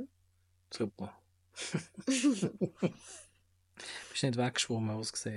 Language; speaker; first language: German; native; German